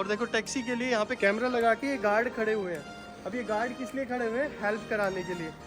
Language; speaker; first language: Hindi; native; Hindi